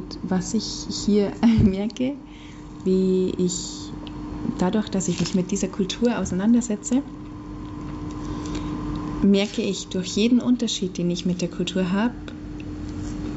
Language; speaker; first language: German; native; German